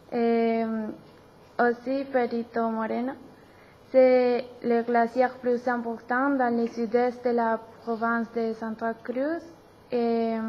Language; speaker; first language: French; non-native, learner; Spanish